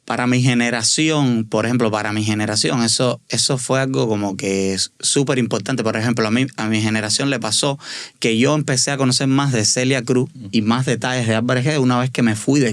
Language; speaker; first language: Spanish; native; Spanish